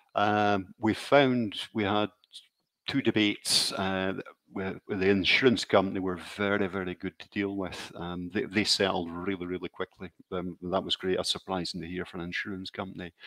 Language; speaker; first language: English; native; English